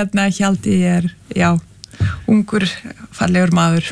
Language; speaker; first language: Icelandic; non-native, fluent; Lithuanian